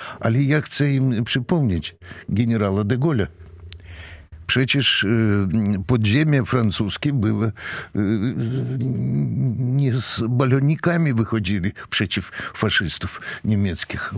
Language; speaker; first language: Polish; non-native, fluent; Russian